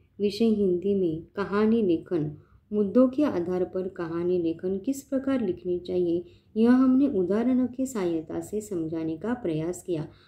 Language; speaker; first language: Hindi; non-native, local second language; Marathi